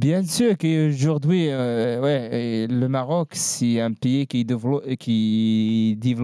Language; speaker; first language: French; non-native, learner; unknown